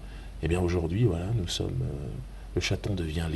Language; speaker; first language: French; native; French